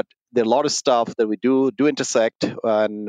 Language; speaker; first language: English; non-native, local second language; Bangla